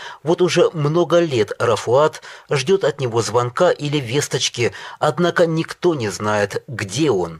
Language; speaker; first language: Russian; non-native, local second language; Tajik